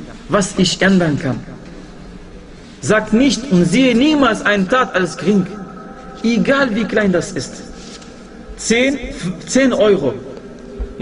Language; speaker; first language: German; non-native, fluent; Arabic